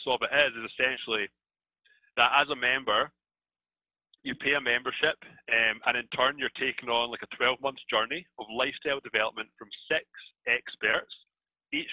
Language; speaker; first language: English; native; English